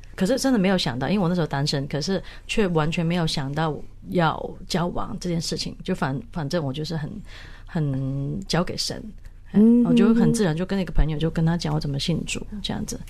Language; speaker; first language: Chinese; non-native, fluent; Cantonese